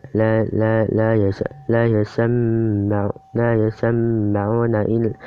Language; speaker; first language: Arabic; non-native, learner; Indonesian